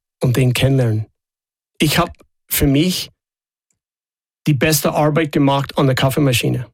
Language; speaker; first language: German; non-native, fluent; English